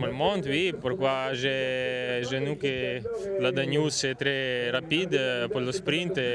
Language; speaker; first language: French; non-native, learner; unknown